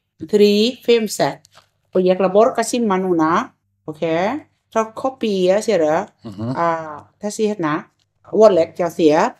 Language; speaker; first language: Icelandic; non-native, learner; Thai